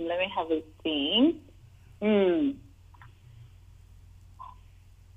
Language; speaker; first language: English; non-native, local second language; Cebuano